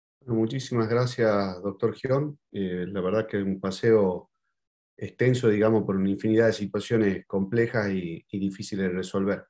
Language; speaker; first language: Spanish; native; Spanish